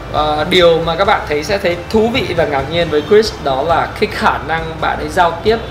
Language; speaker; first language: Vietnamese; native; Vietnamese